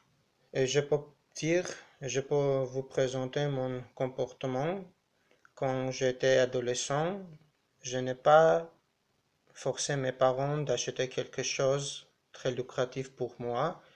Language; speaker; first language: French; non-native, learner; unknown